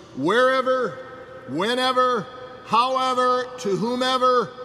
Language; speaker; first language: English; native; English